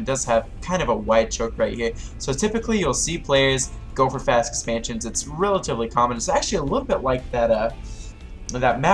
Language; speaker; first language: English; native; English